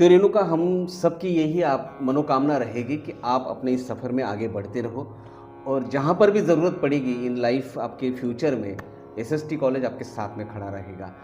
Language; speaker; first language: Hindi; non-native, local second language; Marathi